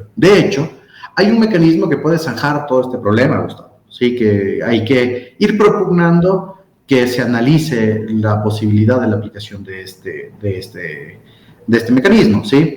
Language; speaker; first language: Spanish; native; Spanish